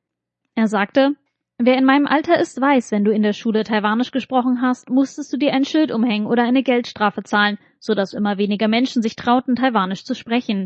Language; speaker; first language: German; native; German